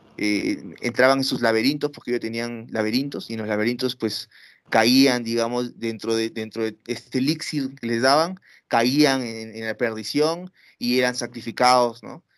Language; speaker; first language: Spanish; native; Spanish